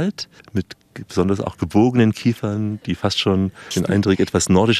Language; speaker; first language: German; native; German